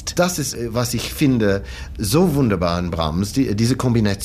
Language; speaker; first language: German; non-native, fluent; English